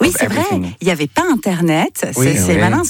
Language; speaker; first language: French; native; French